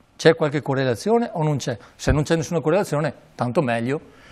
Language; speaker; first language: Italian; native; Italian